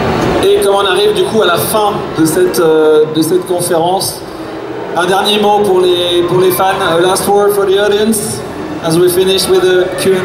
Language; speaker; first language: French; native; French